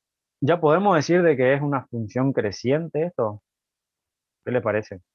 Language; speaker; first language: Spanish; native; Spanish